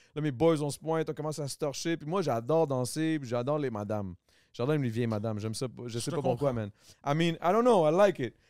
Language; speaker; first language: French; native; French